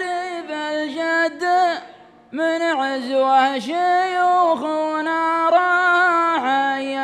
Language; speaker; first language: Arabic; native; Arabic